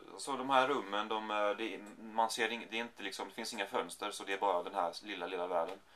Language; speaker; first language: Swedish; native; Swedish